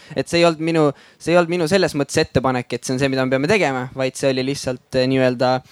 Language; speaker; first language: Estonian; native; Estonian